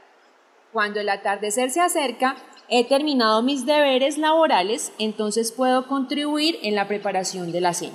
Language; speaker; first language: Spanish; native; Spanish